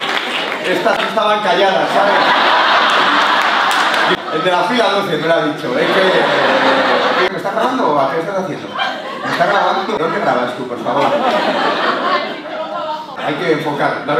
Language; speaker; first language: Spanish; native; Spanish